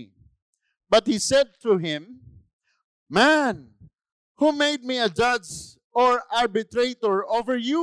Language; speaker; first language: English; non-native, local second language; Filipino